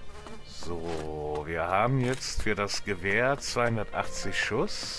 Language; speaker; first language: German; native; German